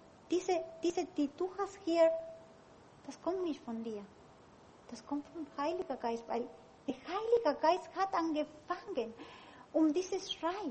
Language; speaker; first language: German; non-native, learner; Spanish